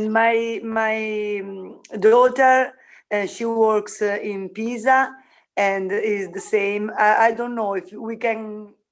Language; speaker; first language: English; non-native, learner; Italian